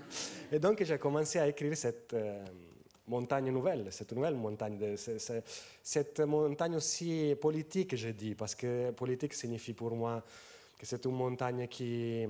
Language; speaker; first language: French; non-native, fluent; Italian